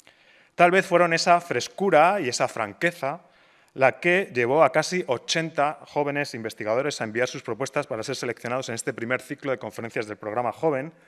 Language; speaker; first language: Spanish; native; Spanish